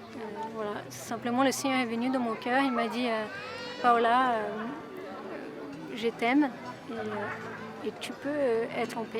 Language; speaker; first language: French; non-native, fluent; Portuguese